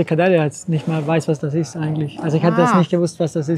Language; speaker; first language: German; native; German